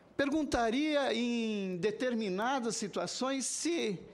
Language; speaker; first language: Portuguese; native; Portuguese